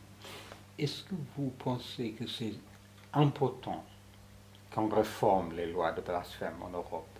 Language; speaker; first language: French; non-native, fluent; English